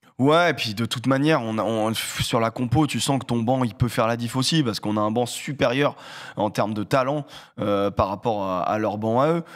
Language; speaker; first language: French; native; French